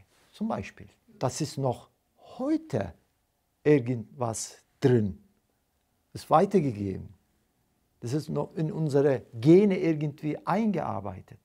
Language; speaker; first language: German; non-native, fluent; Turkish